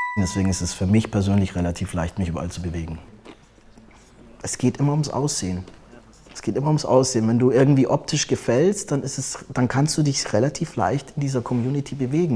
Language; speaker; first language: German; native; German